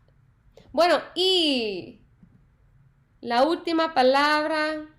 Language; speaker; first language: Spanish; non-native, learner; English